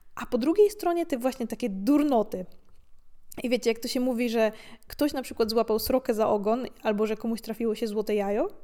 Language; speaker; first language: Polish; native; Polish